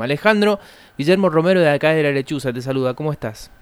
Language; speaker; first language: Spanish; native; Spanish